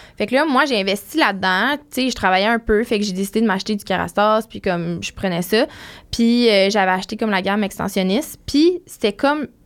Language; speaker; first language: French; native; French